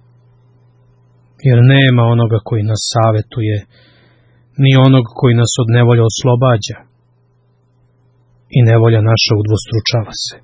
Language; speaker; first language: Serbian; native; Serbian